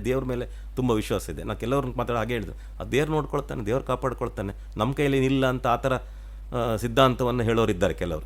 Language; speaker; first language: Kannada; native; Kannada